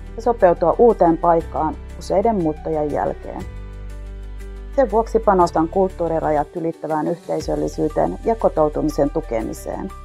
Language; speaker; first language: Finnish; early bilingual, other home language; Swedish